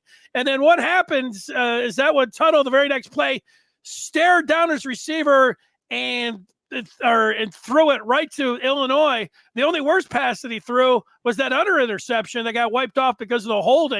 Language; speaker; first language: English; native; English